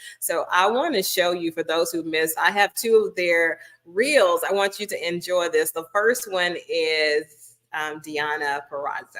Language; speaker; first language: English; native; English